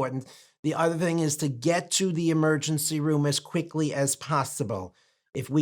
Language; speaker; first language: English; native; English